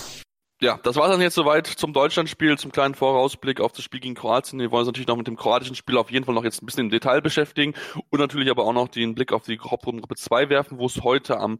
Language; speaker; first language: German; native; German